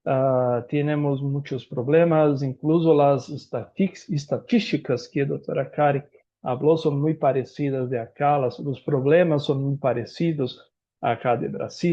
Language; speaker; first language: Spanish; non-native, learner; Portuguese